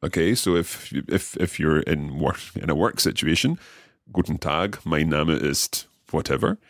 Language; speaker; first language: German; non-native, learner; English